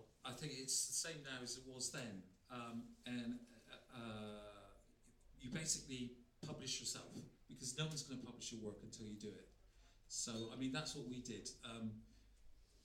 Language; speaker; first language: English; native; English